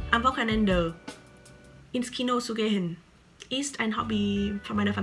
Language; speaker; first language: German; non-native, fluent; Vietnamese